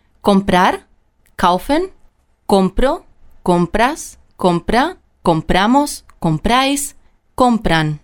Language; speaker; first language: Spanish; non-native, fluent; German